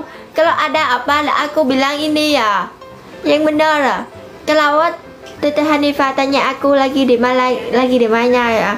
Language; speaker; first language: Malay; non-native, learner; Vietnamese